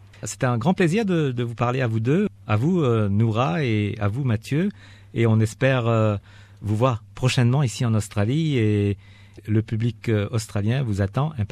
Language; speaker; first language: French; native; French